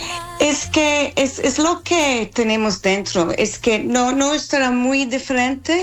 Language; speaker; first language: Spanish; non-native, fluent; English